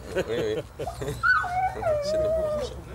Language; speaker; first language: French; non-native, fluent; Dutch